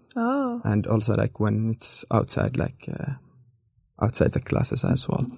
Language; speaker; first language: English; non-native, learner; Arabic